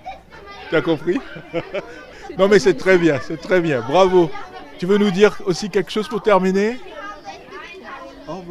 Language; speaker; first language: French; native; French